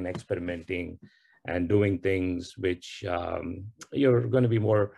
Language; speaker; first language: English; non-native, local second language; Tamil